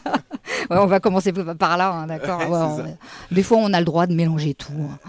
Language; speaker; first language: French; native; French